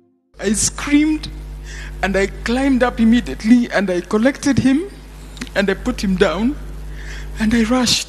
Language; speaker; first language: English; non-native, local second language; Swahili